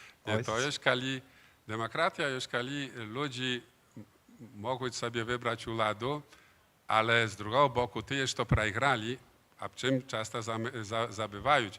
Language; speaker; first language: Polish; non-native, learner; Belarusian